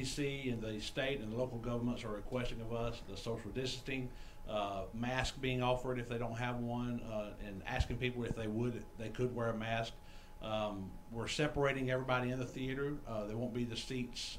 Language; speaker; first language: English; native; English